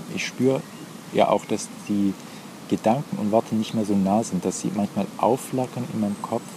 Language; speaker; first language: German; native; German